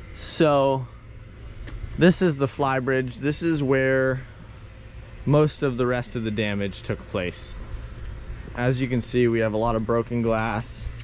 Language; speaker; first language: English; native; English